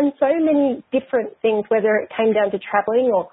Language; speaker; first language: English; native; English